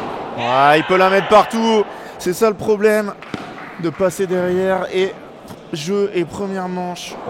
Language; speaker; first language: French; native; French